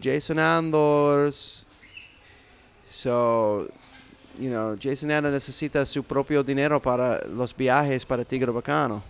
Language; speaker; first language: Spanish; non-native, learner; English